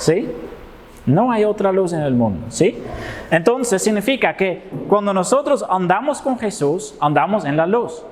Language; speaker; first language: Spanish; non-native, fluent; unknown